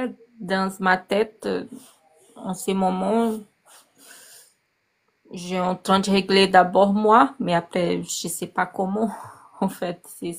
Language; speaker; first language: French; non-native, learner; Portuguese